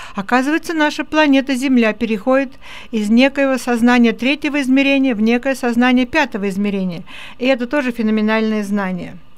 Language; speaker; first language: Russian; native; Russian